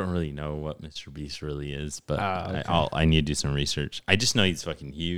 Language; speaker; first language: English; early bilingual, other home language; Spanish